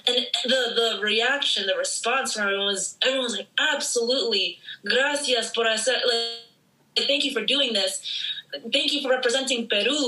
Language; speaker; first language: English; early bilingual, other home language; Spanish